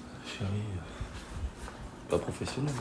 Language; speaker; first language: French; native; French